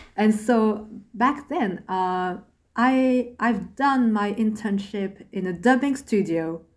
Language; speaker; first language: English; non-native, fluent; French